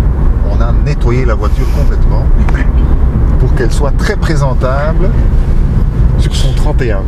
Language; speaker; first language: French; native; French